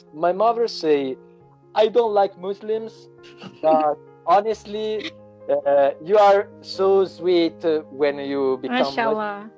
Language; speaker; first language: English; non-native, learner; Italian